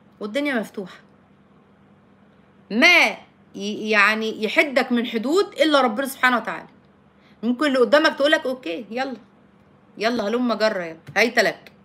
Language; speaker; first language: Arabic; native; Arabic